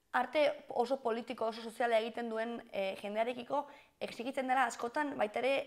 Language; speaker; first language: Basque; native; Basque